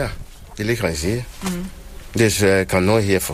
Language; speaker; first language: Dutch; non-native, learner; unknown